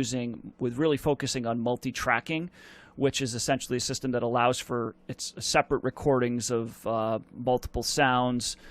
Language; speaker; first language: English; native; English